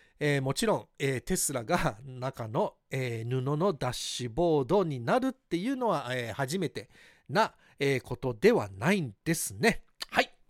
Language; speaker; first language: Japanese; early bilingual, heritage; Japanese